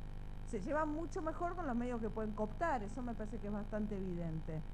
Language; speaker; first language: Spanish; native; Spanish